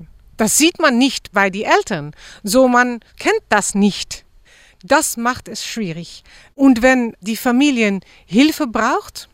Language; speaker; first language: German; non-native, fluent; Dutch